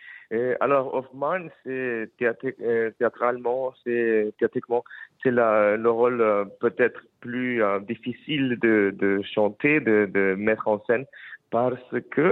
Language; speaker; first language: French; non-native, fluent; Spanish